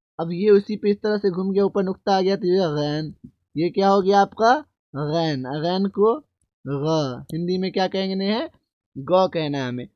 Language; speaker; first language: Hindi; native; Hindi